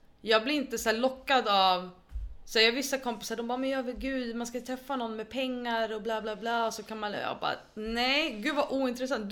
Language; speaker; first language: Swedish; early bilingual, other home language; Arabic